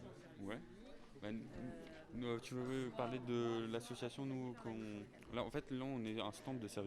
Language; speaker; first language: French; native; French